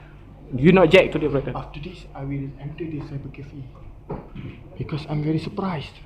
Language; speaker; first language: English; non-native, local second language; Malay